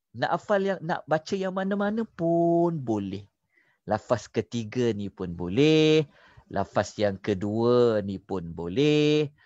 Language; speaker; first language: Malay; native; Malay